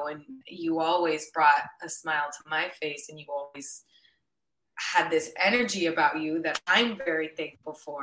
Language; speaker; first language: English; early bilingual, other home language; Spanish